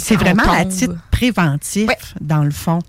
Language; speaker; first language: French; native; French